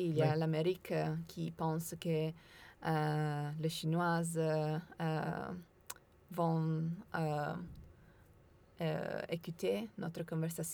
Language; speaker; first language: French; non-native, learner; Italian